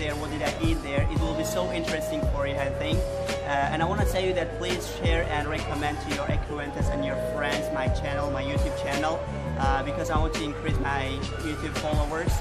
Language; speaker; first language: English; non-native, learner; Tajik